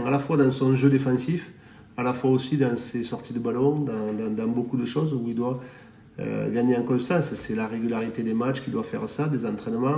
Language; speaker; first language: French; native; French